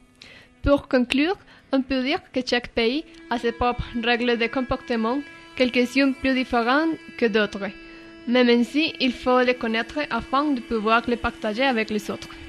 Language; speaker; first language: French; non-native, learner; Spanish